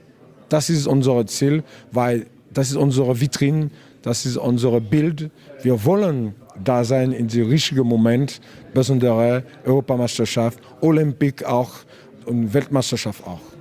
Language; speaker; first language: German; non-native, learner; French